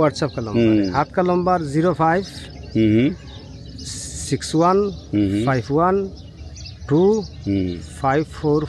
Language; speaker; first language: Hindi; non-native, fluent; Pashto